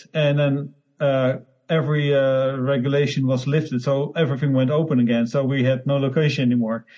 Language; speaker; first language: English; non-native, learner; Dutch